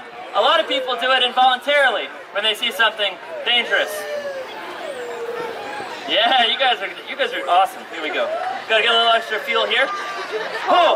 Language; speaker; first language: English; native; English